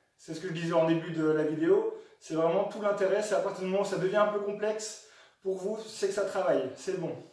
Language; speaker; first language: French; native; French